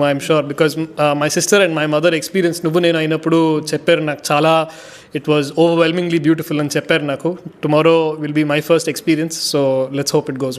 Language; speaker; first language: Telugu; early bilingual, heritage; Telugu